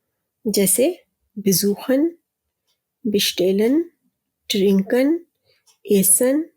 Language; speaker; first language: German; non-native, fluent; Urdu